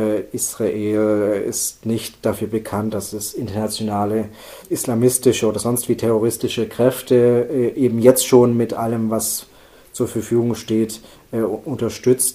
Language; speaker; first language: German; native; German